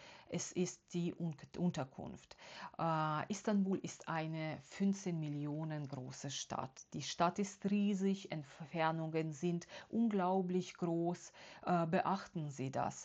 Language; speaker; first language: German; non-native, fluent; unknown